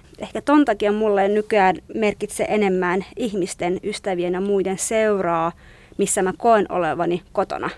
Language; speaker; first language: Finnish; non-native, fluent; Kurdish